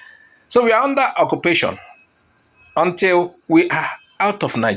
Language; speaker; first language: English; non-native, local second language; Igbo